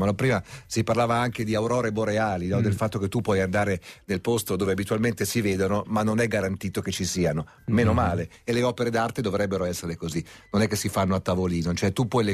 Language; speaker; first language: Italian; native; Italian